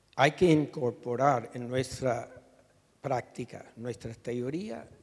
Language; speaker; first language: Spanish; non-native, fluent; English